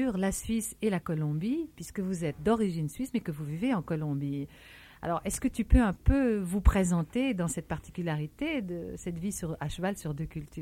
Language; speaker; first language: French; native; French